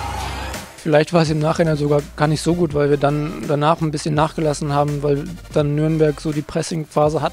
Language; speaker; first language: German; native; German